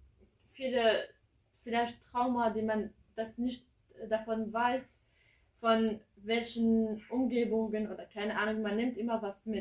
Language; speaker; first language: German; early bilingual, other home language; Kurdish